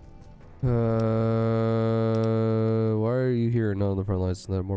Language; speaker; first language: English; native; English